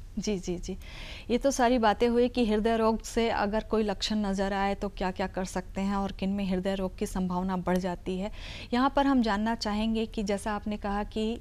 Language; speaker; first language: Hindi; native; Hindi